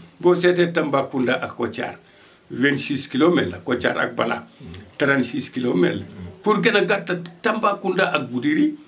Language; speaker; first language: Wolof; non-native, local second language; Fula